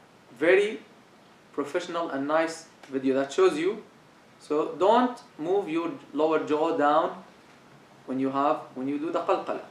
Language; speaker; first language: English; non-native, fluent; Arabic